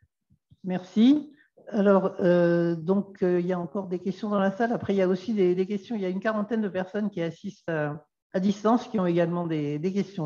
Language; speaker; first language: French; native; French